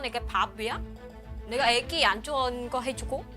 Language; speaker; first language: Korean; non-native, learner; Vietnamese